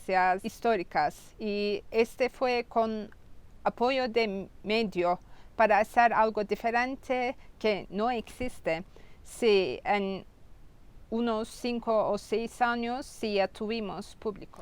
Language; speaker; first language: Spanish; non-native, fluent; Turkish